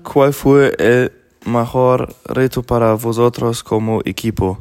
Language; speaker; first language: Spanish; non-native, learner; German